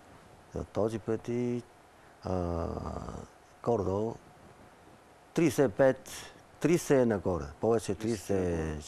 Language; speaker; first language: Bulgarian; non-native, learner; Chinese